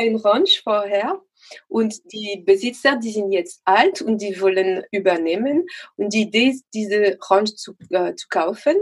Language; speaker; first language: German; non-native, learner; French